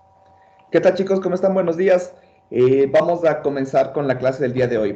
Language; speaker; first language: Spanish; native; Spanish